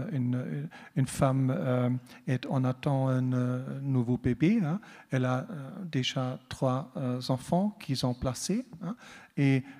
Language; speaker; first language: French; non-native, learner; German